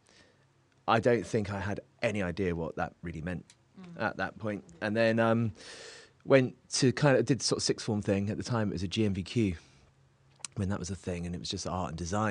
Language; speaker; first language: English; native; English